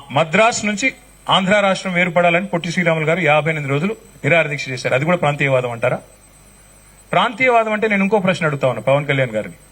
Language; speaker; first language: Telugu; native; Telugu